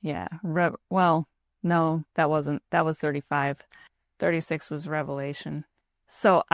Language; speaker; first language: English; native; English